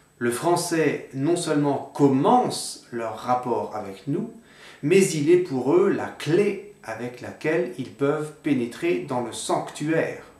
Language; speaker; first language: French; native; French